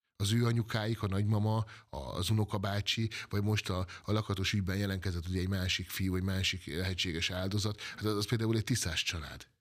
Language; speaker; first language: Hungarian; native; Hungarian